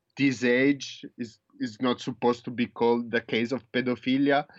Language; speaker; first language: English; non-native, fluent; Italian